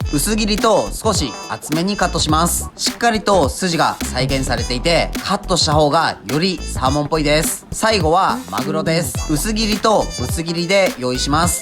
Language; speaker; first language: Japanese; native; Japanese